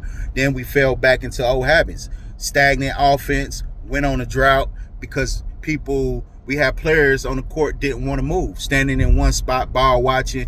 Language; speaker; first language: English; native; English